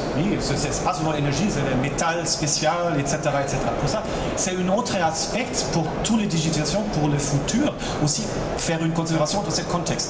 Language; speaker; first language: French; non-native, local second language; German